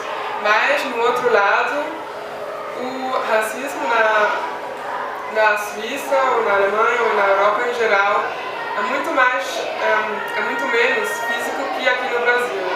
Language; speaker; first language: Portuguese; non-native, fluent; Swiss German